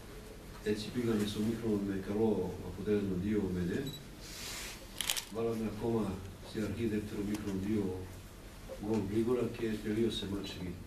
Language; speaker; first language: Greek; non-native, fluent; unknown